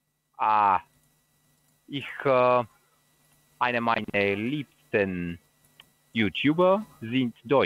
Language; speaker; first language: German; non-native, learner; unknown